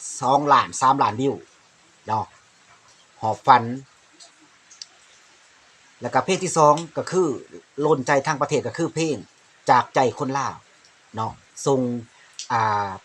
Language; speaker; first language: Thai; non-native, local second language; Lao